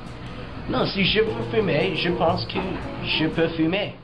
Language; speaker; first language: French; non-native, learner; English